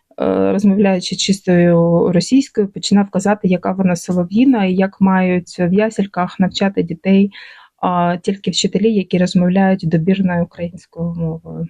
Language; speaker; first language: Ukrainian; non-native, local second language; Russian